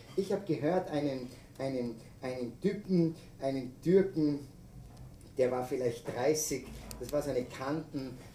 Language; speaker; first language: German; native; German